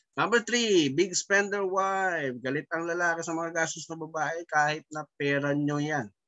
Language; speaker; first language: Filipino; native; Filipino